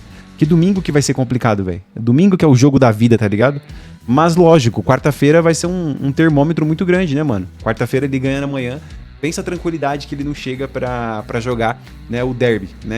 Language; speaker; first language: Portuguese; native; Portuguese